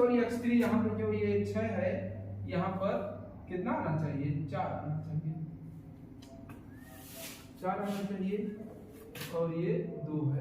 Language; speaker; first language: Hindi; native; Hindi